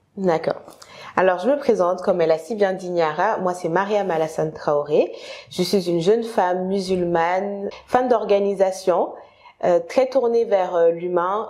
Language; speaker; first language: French; non-native, local second language; Bambara